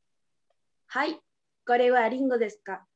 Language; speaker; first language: Japanese; non-native, learner; Spanish